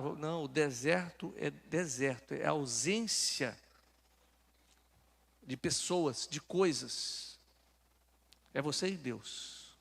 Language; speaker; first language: Portuguese; native; Portuguese